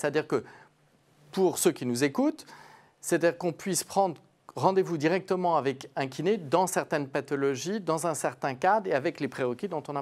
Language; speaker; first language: French; native; French